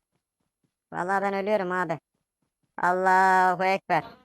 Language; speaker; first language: Turkish; native; Turkish